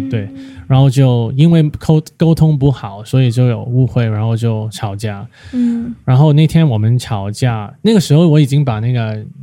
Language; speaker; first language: Chinese; non-native, fluent; Cantonese